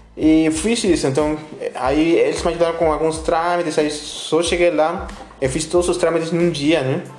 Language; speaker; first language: Portuguese; non-native, fluent; Spanish